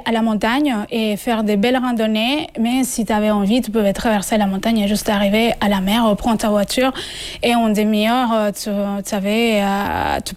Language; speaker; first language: French; non-native, fluent; Spanish